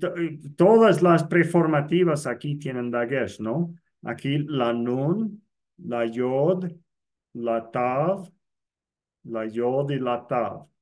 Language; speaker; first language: Spanish; non-native, fluent; English